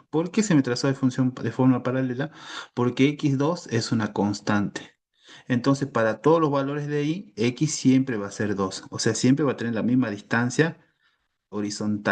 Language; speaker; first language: Spanish; native; Spanish